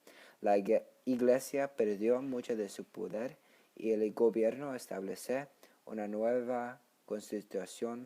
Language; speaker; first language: Spanish; non-native, learner; English